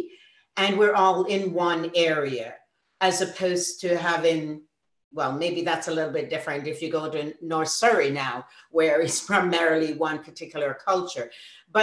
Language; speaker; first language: English; native; English